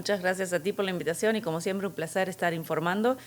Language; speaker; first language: Spanish; native; Spanish